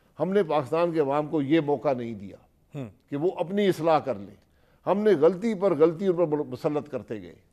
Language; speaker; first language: Urdu; non-native, local second language; Punjabi